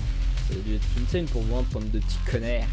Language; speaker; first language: French; native; French